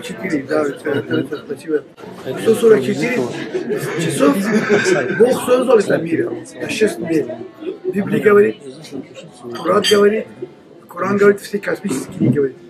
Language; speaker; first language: Russian; non-native, learner; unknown